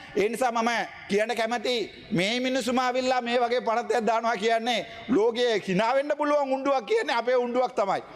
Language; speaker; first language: Sinhala; non-native, local second language; Tamil